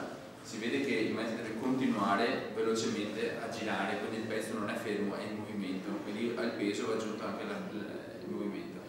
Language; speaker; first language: Italian; native; Italian